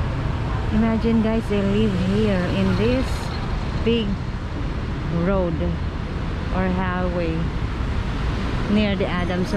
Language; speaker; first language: English; non-native, local second language; Filipino